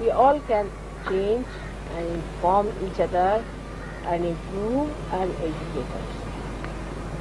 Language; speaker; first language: English; non-native, local second language; Hindi